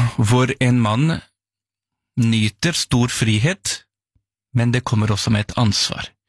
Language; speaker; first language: Norwegian; early bilingual, other home language; Urdu